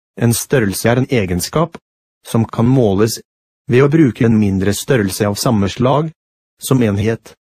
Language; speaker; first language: Norwegian; non-native, fluent; German